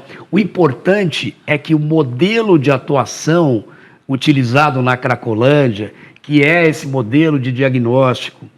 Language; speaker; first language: Portuguese; native; Portuguese